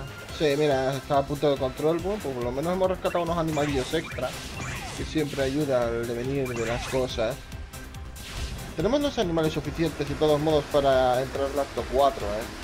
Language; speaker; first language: Spanish; native; Spanish